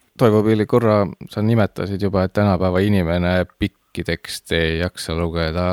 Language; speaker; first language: Estonian; native; Estonian